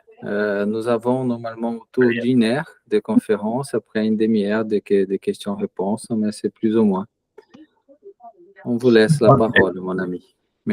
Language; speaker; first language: French; native; French